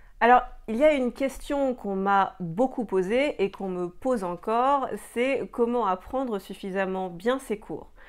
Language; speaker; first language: French; native; French